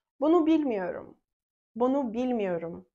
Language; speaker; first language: Turkish; non-native, fluent; Russian